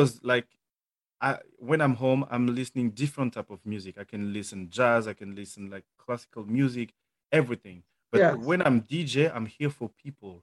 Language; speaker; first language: English; non-native, fluent; French